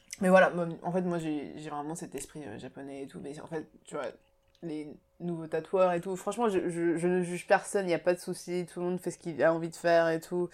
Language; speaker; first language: French; early bilingual, other home language; Japanese